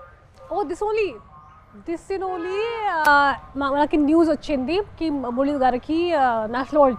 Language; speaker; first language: Telugu; non-native, fluent; Hindi